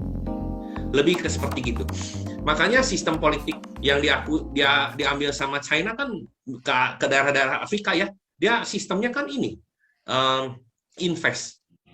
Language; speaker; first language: Indonesian; native; Indonesian